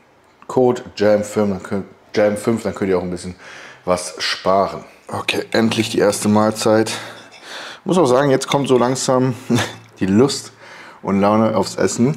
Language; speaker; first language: German; native; German